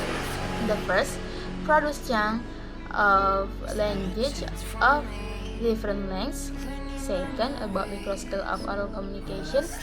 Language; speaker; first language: English; non-native, learner; Indonesian